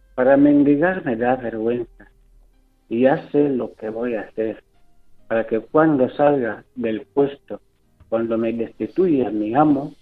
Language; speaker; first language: Spanish; non-native, local second language; Fang